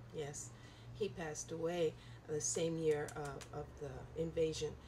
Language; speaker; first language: English; non-native, local second language; Spanish